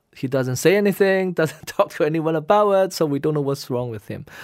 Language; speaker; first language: English; non-native, fluent; Min Nan Chinese